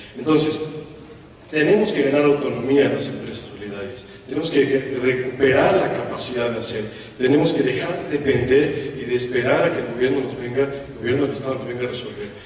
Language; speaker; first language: Spanish; native; Spanish